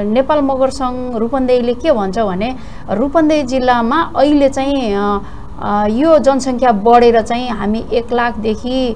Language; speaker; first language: Nepali; non-native, local second language; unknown